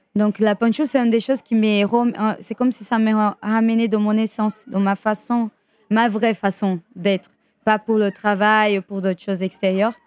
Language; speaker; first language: French; non-native, fluent; Portuguese